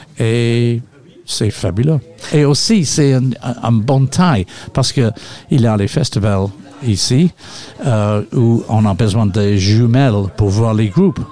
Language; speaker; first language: French; non-native, fluent; English